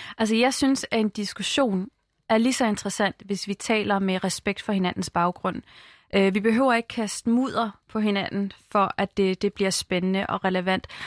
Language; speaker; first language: Danish; early bilingual, other home language; Arabic